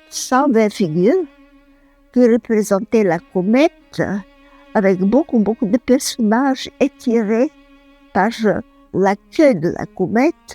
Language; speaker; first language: French; non-native, fluent; Bulgarian